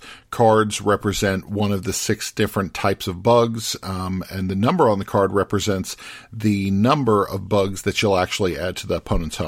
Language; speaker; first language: English; native; English